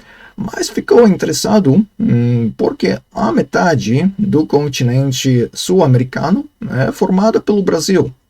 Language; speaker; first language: Portuguese; non-native, learner; Slovak